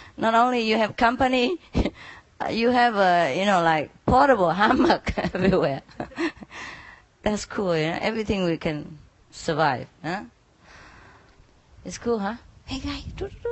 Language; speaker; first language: English; non-native, fluent; Vietnamese